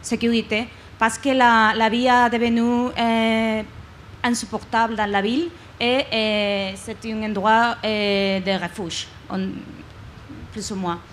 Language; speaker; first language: French; non-native, learner; Spanish